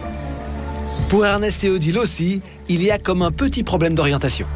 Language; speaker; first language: French; native; French